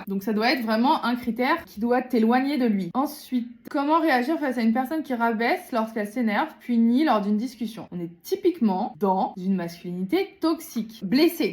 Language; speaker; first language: French; native; French